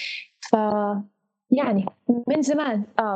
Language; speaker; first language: Arabic; non-native, fluent; English